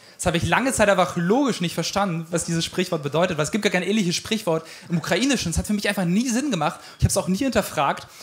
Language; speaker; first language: German; early bilingual, other home language; Ukrainian